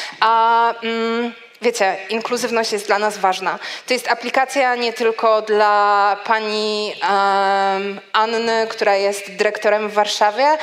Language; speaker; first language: Polish; native; Polish